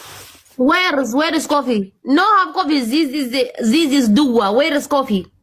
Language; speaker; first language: English; non-native, learner; Amharic